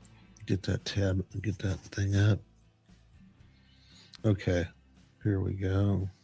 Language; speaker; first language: English; native; English